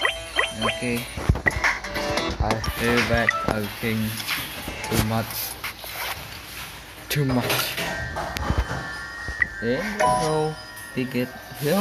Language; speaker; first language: English; non-native, learner; Indonesian